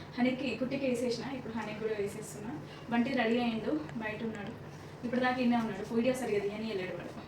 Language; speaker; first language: Telugu; native; Telugu